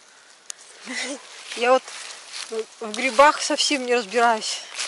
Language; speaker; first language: Russian; native; Russian